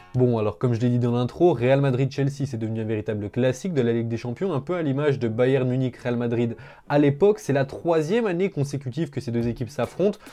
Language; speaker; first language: French; native; French